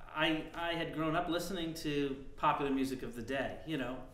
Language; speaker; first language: English; native; English